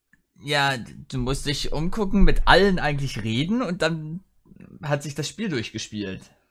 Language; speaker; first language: German; native; German